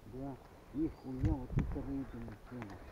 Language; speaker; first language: Russian; native; Russian